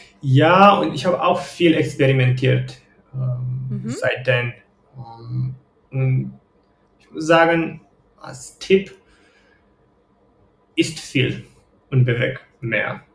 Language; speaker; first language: German; non-native, fluent; Romanian